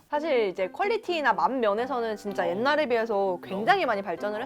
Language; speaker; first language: Korean; native; Korean